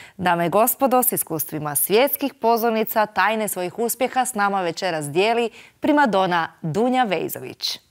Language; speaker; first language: Croatian; native; Croatian